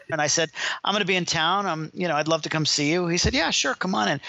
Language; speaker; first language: English; native; English